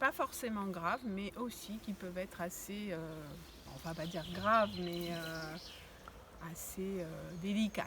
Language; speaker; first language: French; native; French